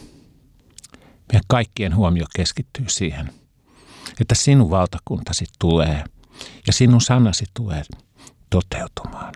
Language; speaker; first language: Finnish; native; Finnish